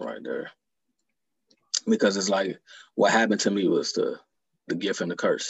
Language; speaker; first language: English; native; English